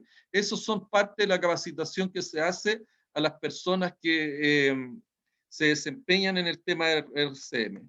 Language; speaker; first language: Spanish; native; Spanish